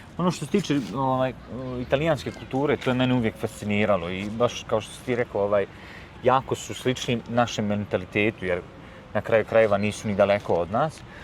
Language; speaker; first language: Bosnian; native; Bosnian